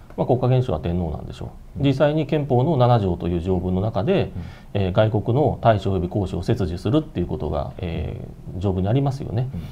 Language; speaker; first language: Japanese; native; Japanese